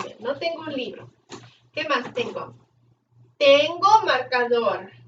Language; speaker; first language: Spanish; non-native, fluent; English